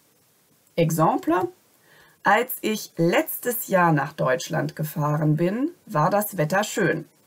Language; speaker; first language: German; non-native, fluent; French